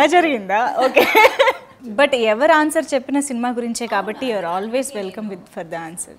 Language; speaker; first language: Telugu; native; Telugu